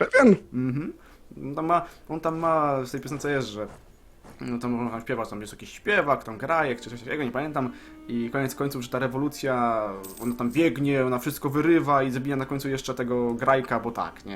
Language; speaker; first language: Polish; native; Polish